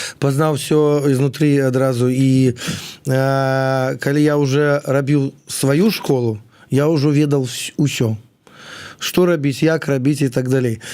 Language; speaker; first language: Belarusian; non-native, local second language; Russian